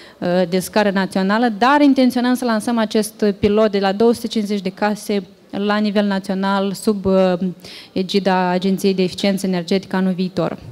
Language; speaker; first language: Romanian; native; Romanian